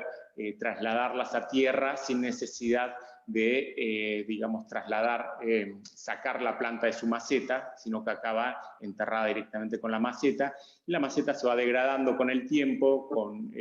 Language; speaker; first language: Spanish; native; Spanish